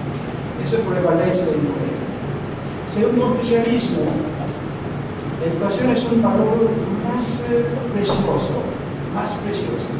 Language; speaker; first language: Spanish; non-native, learner; Korean